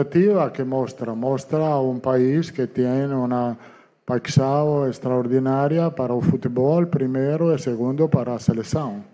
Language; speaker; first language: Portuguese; non-native, fluent; Italian